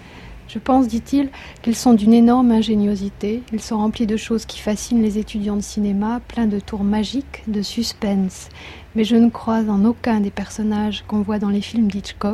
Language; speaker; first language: French; native; French